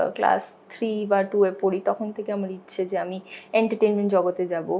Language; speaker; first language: Bangla; non-native, local second language; Hindi